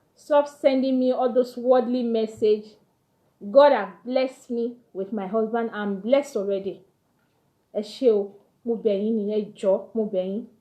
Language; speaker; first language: English; non-native, local second language; Yoruba